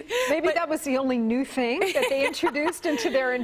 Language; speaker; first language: English; native; English